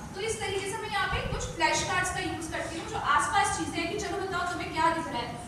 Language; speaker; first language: Hindi; native; Hindi